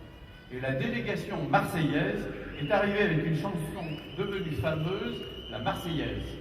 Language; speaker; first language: French; native; French